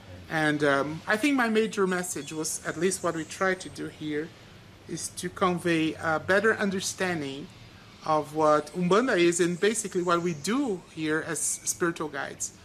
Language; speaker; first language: English; non-native, fluent; Portuguese